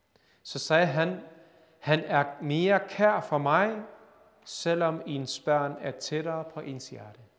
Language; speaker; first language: Danish; early bilingual, other home language; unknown